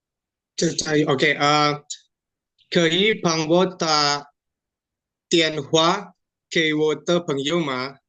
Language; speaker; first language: Chinese; non-native, learner; Indonesian